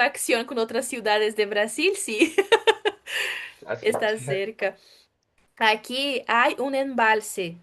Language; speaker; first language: Spanish; non-native, fluent; Portuguese